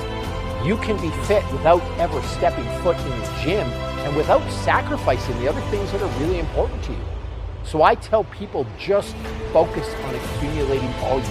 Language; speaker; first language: English; native; English